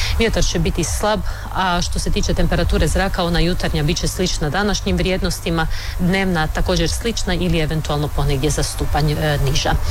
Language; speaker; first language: Croatian; native; Croatian